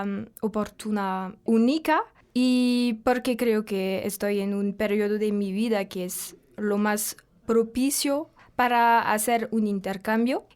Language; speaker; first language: Spanish; non-native, fluent; French